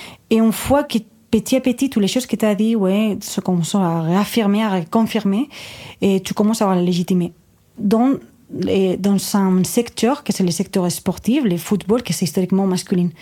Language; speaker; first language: French; non-native, fluent; Spanish